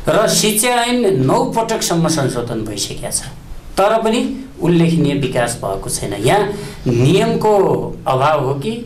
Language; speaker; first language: Nepali; native; Nepali